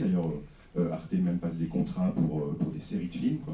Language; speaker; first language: French; native; French